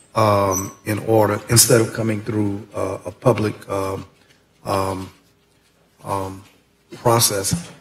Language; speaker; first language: English; native; English